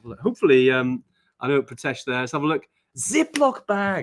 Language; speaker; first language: English; native; English